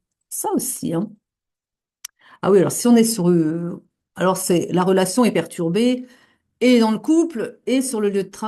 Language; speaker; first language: French; native; French